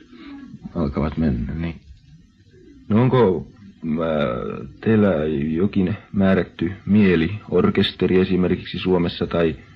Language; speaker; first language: Finnish; native; Finnish